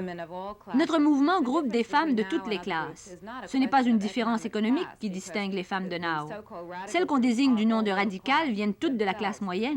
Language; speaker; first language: French; native; French